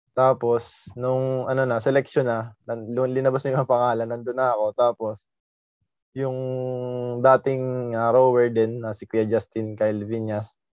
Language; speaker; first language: Filipino; native; Filipino